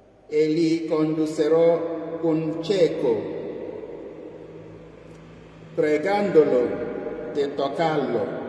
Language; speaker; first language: Italian; non-native, fluent; Igbo